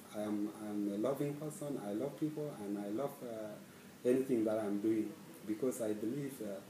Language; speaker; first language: English; non-native, fluent; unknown